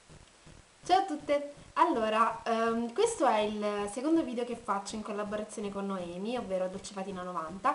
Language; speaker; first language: Italian; native; Italian